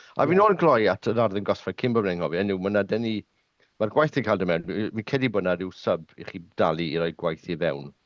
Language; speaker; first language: Welsh; non-native, local second language; English